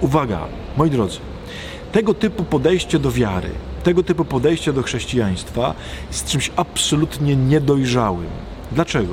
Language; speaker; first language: Polish; native; Polish